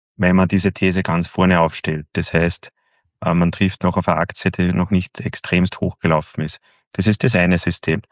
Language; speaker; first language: German; native; German